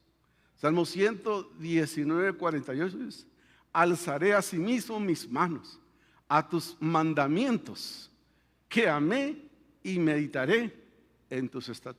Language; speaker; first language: Spanish; native; Spanish